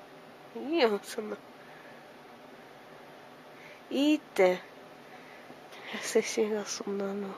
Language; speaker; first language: Japanese; non-native, fluent; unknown